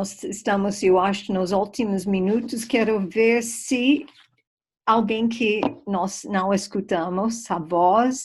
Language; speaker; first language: Portuguese; non-native, fluent; English